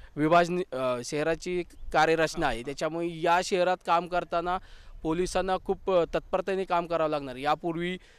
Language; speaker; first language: Marathi; native; Marathi